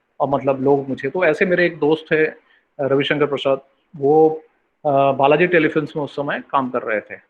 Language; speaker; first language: Hindi; non-native, local second language; Bangla